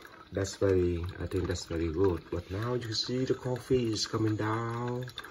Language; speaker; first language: English; non-native, learner; Vietnamese